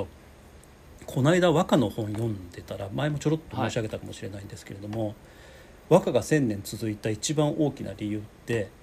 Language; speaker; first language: Japanese; native; Japanese